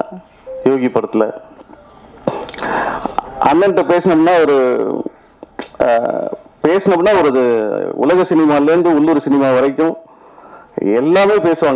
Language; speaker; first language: Tamil; native; Tamil